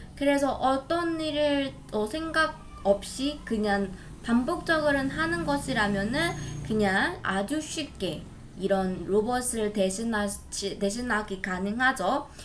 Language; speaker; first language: Korean; non-native, fluent; Burmese